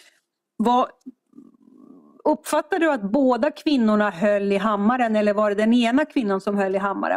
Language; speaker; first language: Swedish; native; Swedish